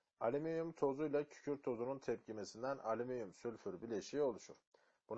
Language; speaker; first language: Turkish; native; Turkish